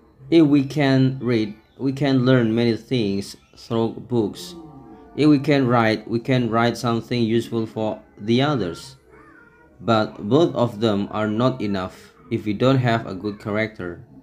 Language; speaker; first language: English; non-native, fluent; Indonesian